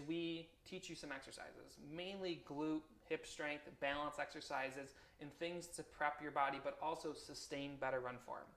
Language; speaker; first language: English; native; English